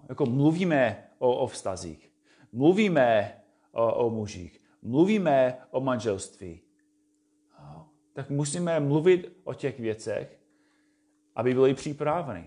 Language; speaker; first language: Czech; non-native, fluent; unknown